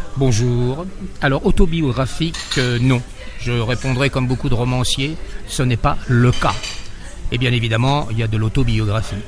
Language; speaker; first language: French; native; French